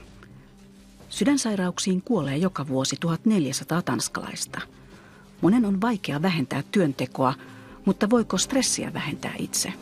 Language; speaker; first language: Finnish; native; Finnish